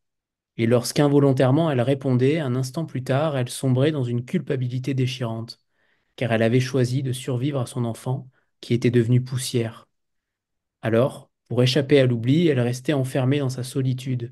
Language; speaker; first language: French; native; French